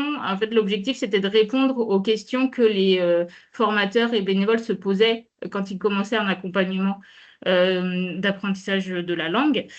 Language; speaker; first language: French; native; French